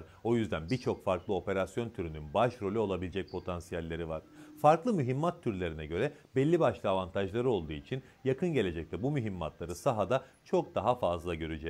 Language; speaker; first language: Turkish; native; Turkish